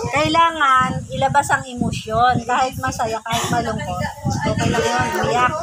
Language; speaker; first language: Filipino; native; Filipino